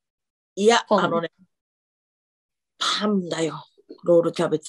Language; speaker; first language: Japanese; native; Japanese